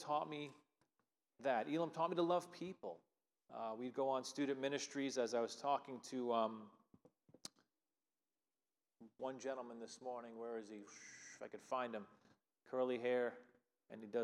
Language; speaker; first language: English; native; English